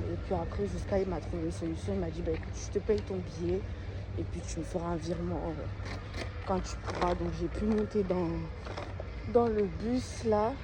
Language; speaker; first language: French; native; French